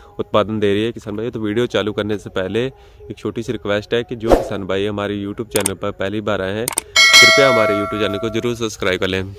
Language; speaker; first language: Hindi; non-native, local second language; Punjabi